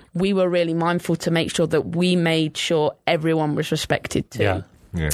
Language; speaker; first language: English; native; English